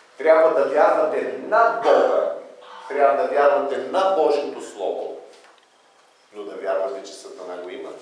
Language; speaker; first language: Bulgarian; native; Bulgarian